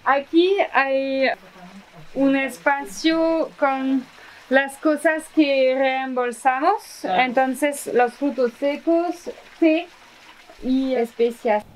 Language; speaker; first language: Spanish; non-native, fluent; French